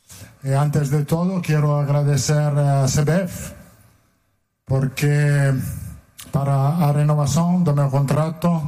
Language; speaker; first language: Portuguese; non-native, fluent; Italian